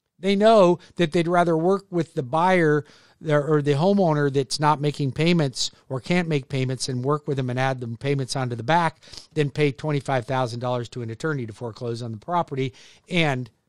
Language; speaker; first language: English; native; English